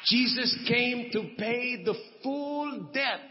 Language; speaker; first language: English; non-native, local second language; Filipino